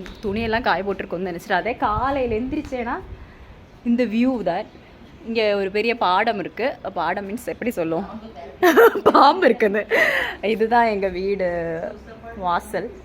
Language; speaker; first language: Tamil; non-native, learner; Malayalam